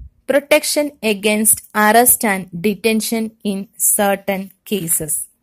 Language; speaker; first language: English; non-native, local second language; Malayalam